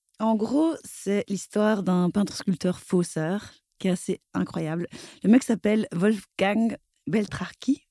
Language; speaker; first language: French; native; French